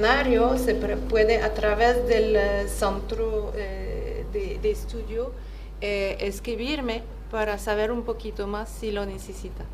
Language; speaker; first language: Spanish; non-native, fluent; French